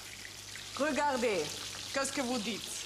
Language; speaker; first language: French; non-native, learner; German